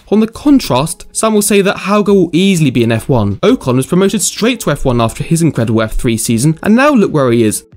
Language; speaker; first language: English; native; English